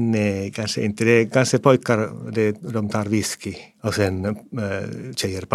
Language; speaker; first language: Swedish; non-native, fluent; Finnish